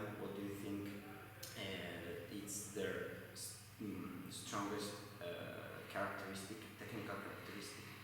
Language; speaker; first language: English; non-native, fluent; Italian